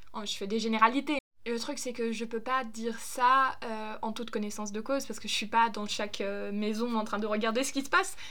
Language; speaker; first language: French; non-native, fluent; German